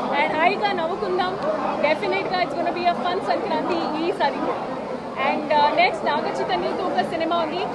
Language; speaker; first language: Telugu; non-native, learner; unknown